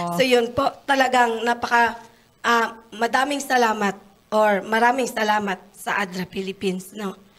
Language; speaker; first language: Filipino; non-native, local second language; Hiligaynon